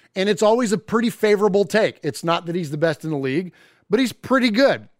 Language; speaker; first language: English; native; English